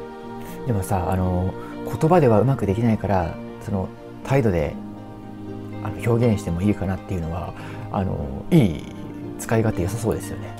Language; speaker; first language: Japanese; native; Japanese